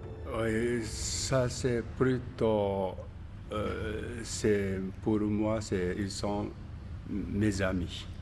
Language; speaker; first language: French; non-native, learner; Japanese